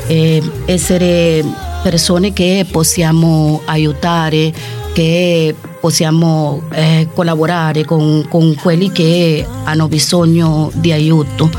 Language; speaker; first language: Italian; non-native, fluent; Spanish